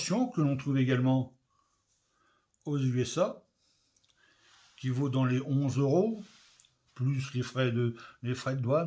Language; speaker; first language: French; native; French